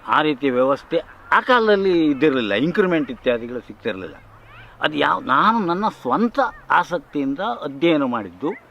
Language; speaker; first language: Kannada; native; Kannada